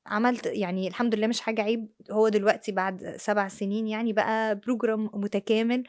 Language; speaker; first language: Arabic; native; Arabic